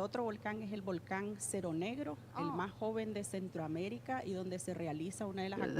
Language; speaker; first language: Spanish; native; Spanish